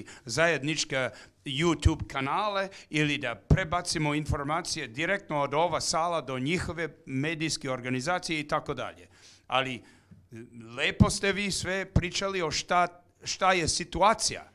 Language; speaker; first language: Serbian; non-native, fluent; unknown